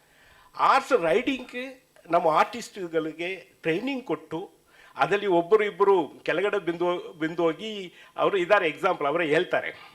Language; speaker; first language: Kannada; non-native, learner; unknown